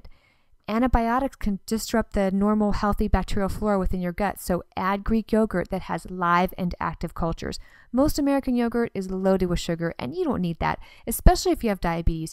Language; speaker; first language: English; native; English